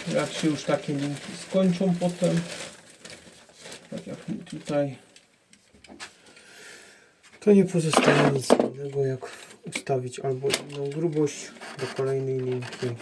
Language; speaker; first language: Polish; native; Polish